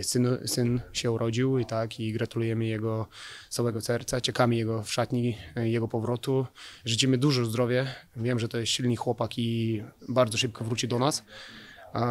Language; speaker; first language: Polish; non-native, fluent; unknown